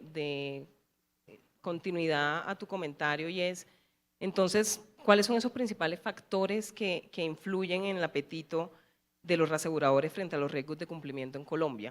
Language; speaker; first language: Spanish; native; Spanish